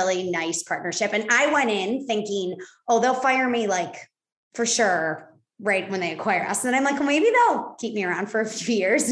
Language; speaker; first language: English; native; English